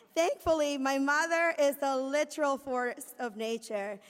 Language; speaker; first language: English; early bilingual, other home language; Spanish